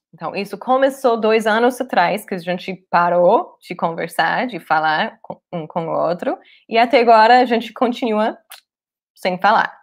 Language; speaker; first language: Portuguese; non-native, fluent; English